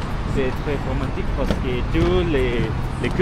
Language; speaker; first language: French; non-native, learner; Spanish